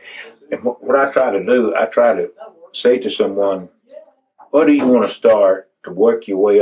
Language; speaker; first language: English; native; English